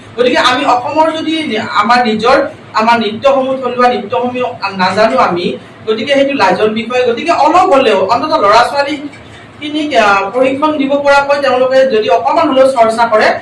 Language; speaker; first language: Assamese; native; Assamese